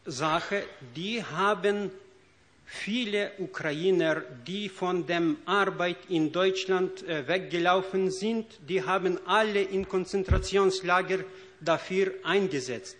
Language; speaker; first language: German; non-native, fluent; Ukrainian